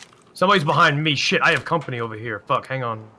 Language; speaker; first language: English; native; English